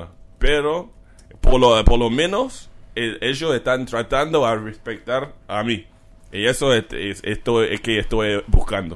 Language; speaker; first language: Spanish; non-native, learner; English